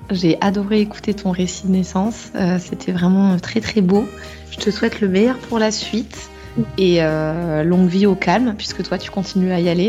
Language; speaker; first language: French; native; French